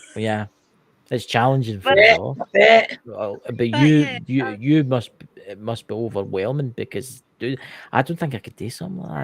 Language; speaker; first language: English; native; English